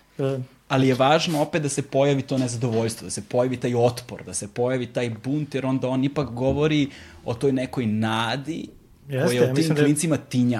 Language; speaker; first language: Serbian; native; Serbian